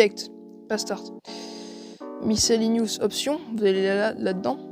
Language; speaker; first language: French; native; French